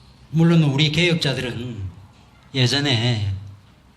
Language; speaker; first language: Korean; native; Korean